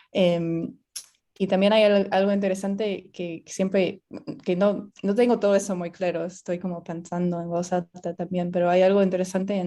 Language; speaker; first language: Spanish; non-native, fluent; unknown